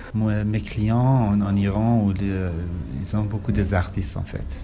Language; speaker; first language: French; non-native, learner; Persian